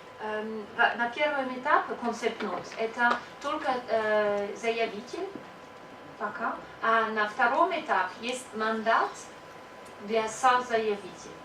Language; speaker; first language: Russian; non-native, learner; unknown